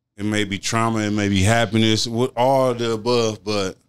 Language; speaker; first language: English; native; English